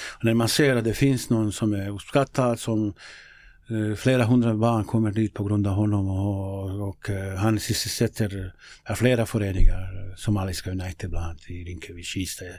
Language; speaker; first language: Swedish; non-native, fluent; Bosnian